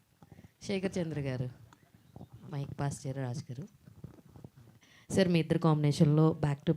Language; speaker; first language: Telugu; native; Telugu